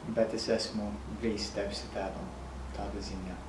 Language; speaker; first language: Latvian; non-native, fluent; English